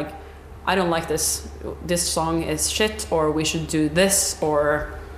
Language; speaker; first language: English; non-native, fluent; Norwegian